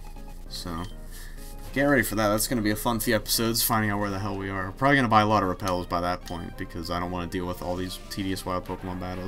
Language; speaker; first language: English; native; English